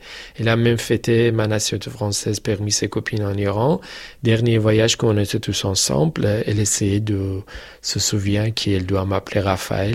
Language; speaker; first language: French; non-native, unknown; Persian